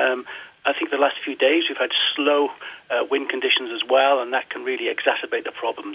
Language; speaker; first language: English; native; English